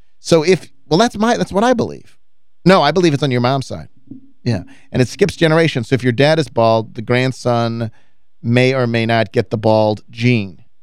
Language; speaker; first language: English; native; English